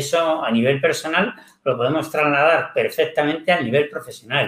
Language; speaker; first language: Spanish; native; Spanish